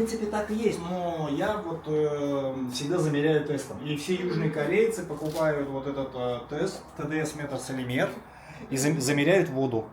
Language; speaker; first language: Russian; native; Russian